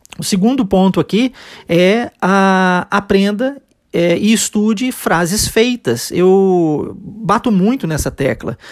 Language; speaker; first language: Portuguese; early bilingual, heritage; Portuguese